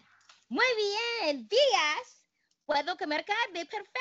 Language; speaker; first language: Spanish; non-native, fluent; English